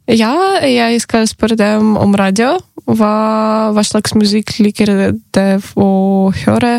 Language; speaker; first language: Norwegian; non-native, learner; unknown